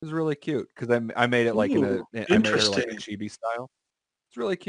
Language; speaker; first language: English; native; English